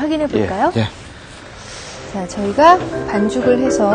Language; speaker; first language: Korean; native; Korean